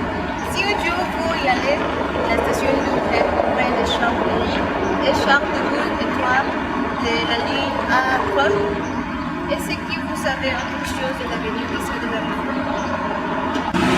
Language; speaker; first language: French; non-native, learner; Spanish